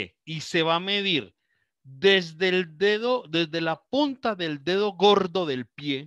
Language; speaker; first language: Spanish; native; Spanish